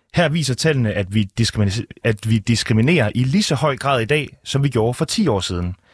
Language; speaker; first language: Danish; native; Danish